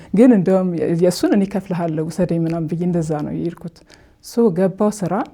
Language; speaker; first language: Amharic; native; Amharic